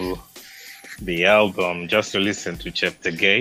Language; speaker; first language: English; non-native, local second language; Ganda